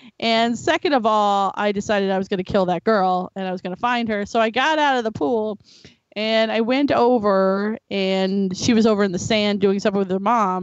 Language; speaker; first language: English; native; English